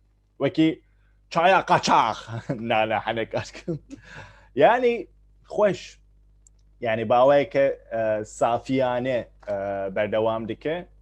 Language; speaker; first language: Kurdish; native; Kurdish